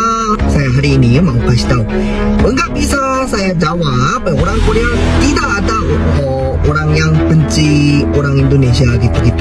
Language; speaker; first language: Indonesian; non-native, fluent; Korean